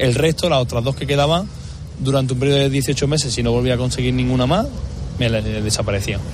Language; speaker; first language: Spanish; native; Spanish